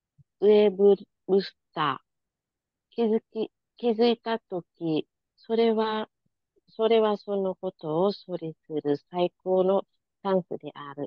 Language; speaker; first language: Japanese; non-native, learner; Vietnamese